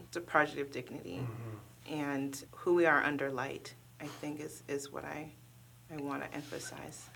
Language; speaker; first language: English; early bilingual, other home language; Krio